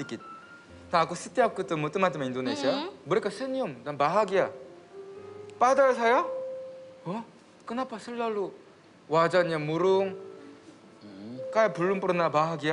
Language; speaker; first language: Indonesian; non-native, fluent; Korean